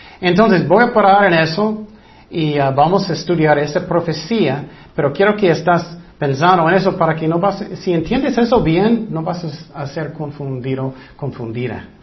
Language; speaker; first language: Spanish; non-native, fluent; English